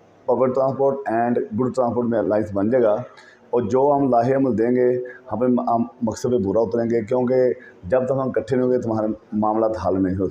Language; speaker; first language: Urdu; non-native, local second language; Punjabi